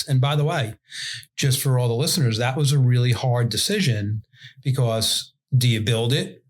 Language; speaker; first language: English; native; English